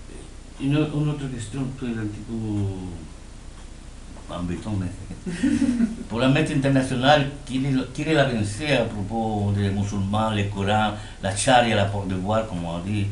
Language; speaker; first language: French; non-native, fluent; Spanish